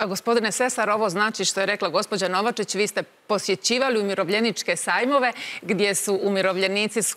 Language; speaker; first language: Croatian; native; Croatian